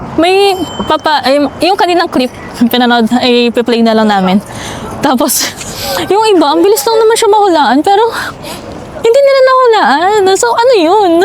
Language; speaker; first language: Filipino; native; Filipino